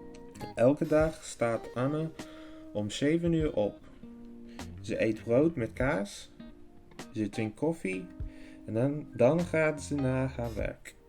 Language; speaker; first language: Dutch; early bilingual, heritage; English